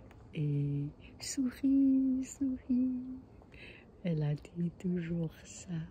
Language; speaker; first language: French; non-native, learner; Chinese